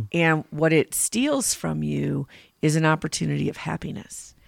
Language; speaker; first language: English; native; English